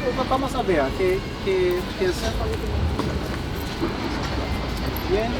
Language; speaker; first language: Spanish; non-native, learner; German